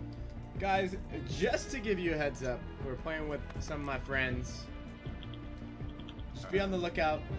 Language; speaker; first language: English; native; English